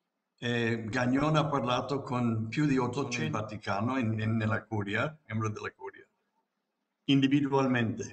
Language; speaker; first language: Italian; non-native, fluent; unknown